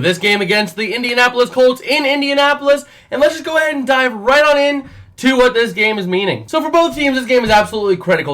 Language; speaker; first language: English; native; English